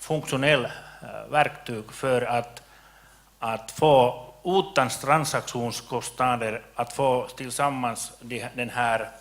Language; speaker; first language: Swedish; non-native, local second language; Finnish